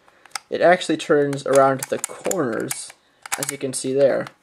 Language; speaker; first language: English; native; English